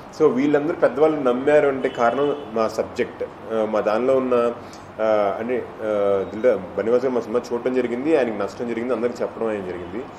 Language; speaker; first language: Telugu; native; Telugu